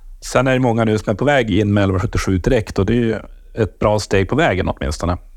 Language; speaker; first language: Swedish; native; Swedish